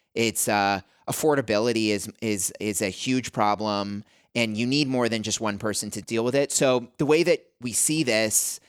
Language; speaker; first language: English; native; English